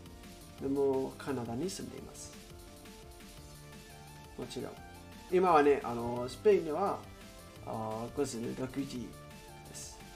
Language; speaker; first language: Japanese; non-native, learner; Spanish